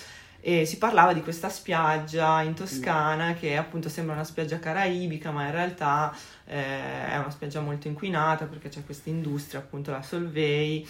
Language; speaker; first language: Italian; native; Italian